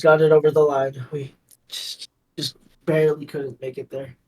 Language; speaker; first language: English; native; English